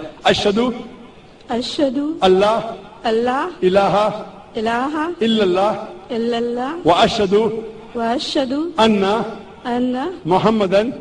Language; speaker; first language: Hindi; non-native, local second language; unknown